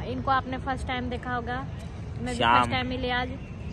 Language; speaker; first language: Hindi; native; Hindi